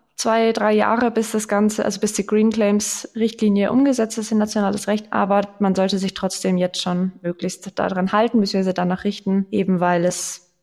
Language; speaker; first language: German; native; German